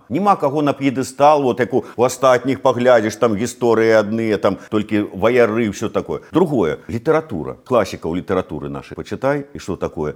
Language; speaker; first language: Belarusian; native; Belarusian